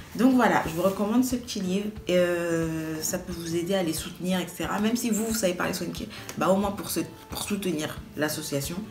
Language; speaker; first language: French; native; French